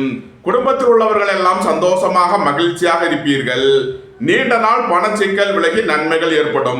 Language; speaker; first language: Tamil; native; Tamil